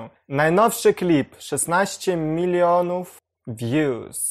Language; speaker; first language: Polish; non-native, learner; Ukrainian